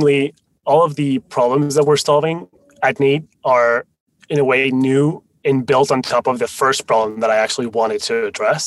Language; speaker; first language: English; non-native, fluent; Spanish